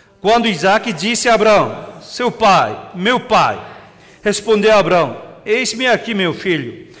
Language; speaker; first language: Portuguese; non-native, fluent; Korean